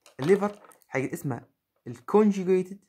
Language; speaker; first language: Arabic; native; Arabic